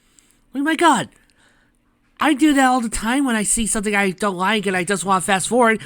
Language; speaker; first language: English; native; English